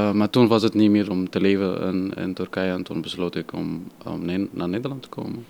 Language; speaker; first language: Dutch; non-native, fluent; Arabic